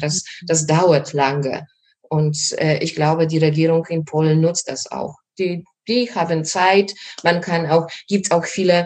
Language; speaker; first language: German; non-native, fluent; Polish